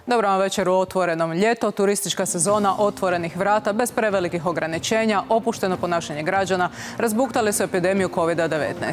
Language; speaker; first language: Croatian; native; Croatian